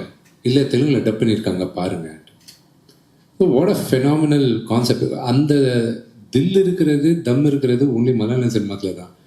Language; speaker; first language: Tamil; early bilingual, heritage; Telugu